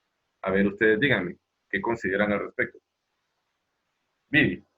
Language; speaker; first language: Spanish; native; Spanish